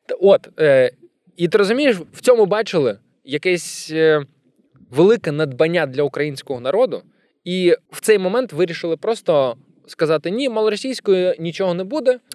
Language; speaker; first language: Ukrainian; non-native, local second language; Russian